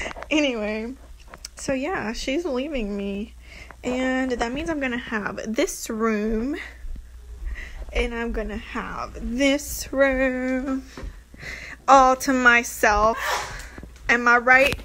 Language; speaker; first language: English; early bilingual, other home language; Spanish